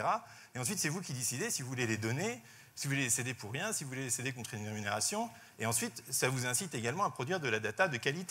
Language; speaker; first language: French; native; French